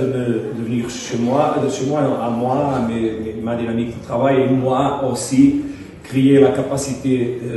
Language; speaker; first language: French; non-native, fluent; Portuguese